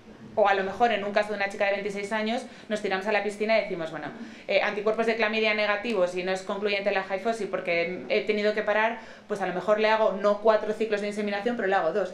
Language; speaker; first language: Spanish; native; Spanish